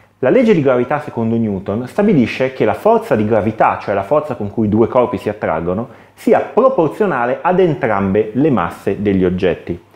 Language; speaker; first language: Italian; native; Italian